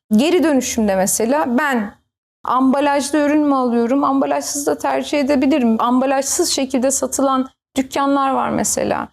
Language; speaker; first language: Turkish; native; Turkish